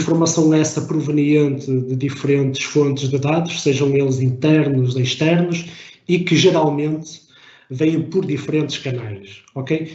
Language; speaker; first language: Portuguese; native; Portuguese